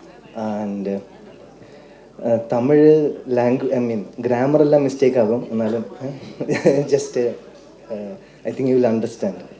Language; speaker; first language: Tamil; non-native, learner; Malayalam